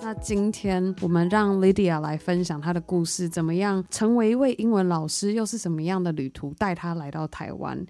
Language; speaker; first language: Chinese; native; Chinese